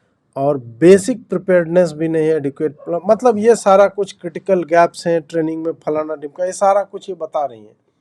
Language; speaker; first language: Hindi; native; Hindi